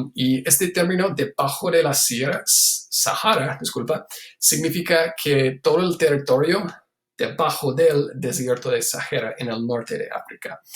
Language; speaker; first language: Spanish; non-native, fluent; English